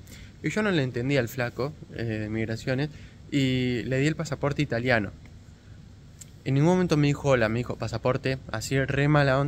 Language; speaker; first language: Spanish; native; Spanish